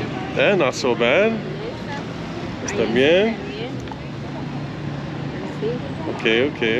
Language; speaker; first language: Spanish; non-native, learner; English